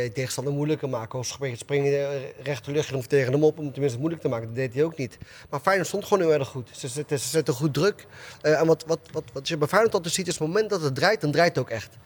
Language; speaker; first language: Dutch; early bilingual, other home language; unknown